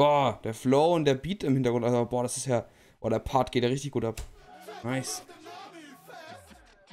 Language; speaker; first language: German; native; German